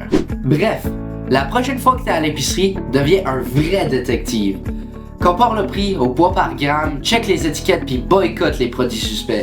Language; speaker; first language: French; native; French